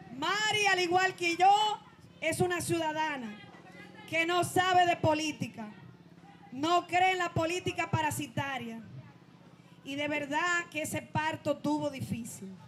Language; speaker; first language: Spanish; native; Spanish